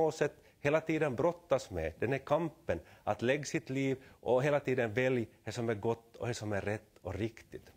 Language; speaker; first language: Swedish; native; Swedish